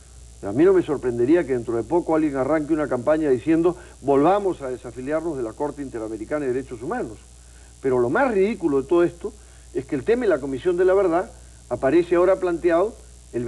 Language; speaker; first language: Spanish; native; Spanish